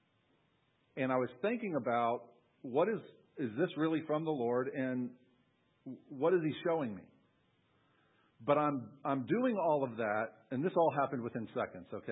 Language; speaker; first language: English; native; English